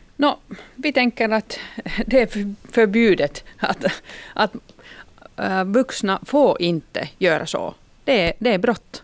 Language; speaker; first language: Swedish; non-native, local second language; Finnish